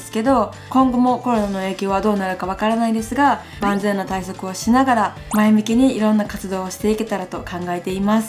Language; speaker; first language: Japanese; native; Japanese